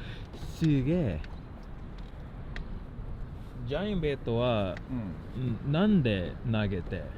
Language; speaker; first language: Japanese; non-native, learner; English